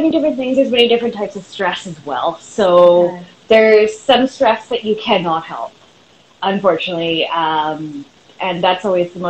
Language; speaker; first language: English; native; English